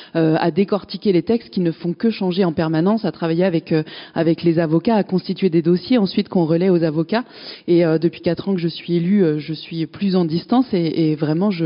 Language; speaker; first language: French; native; French